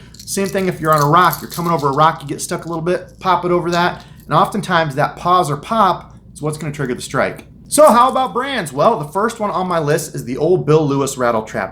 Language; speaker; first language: English; native; English